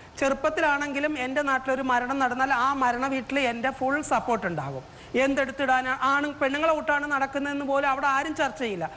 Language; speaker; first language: Malayalam; native; Malayalam